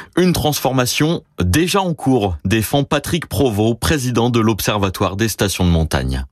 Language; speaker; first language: French; native; French